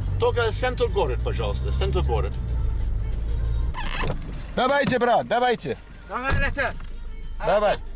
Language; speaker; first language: Russian; non-native, learner; English